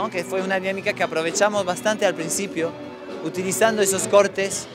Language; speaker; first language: Spanish; non-native, fluent; French